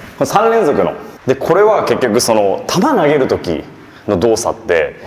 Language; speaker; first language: Japanese; native; Japanese